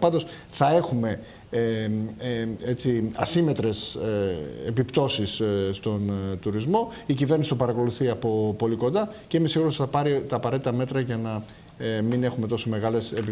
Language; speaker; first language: Greek; native; Greek